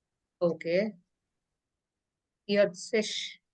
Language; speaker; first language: German; non-native, fluent; Hindi